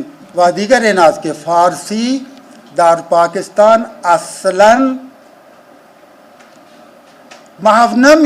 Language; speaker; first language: Persian; non-native, fluent; Urdu